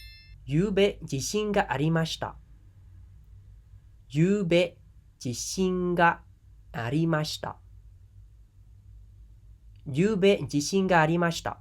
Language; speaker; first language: Japanese; non-native, fluent; Khmer